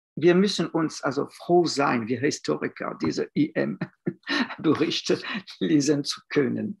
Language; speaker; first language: German; non-native, fluent; French